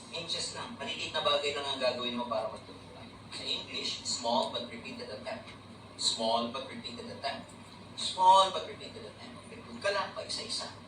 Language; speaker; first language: Filipino; native; Filipino